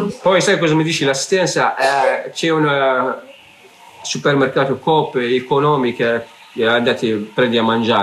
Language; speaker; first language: Italian; non-native, learner; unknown